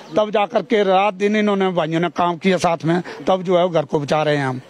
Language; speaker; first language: Hindi; native; Hindi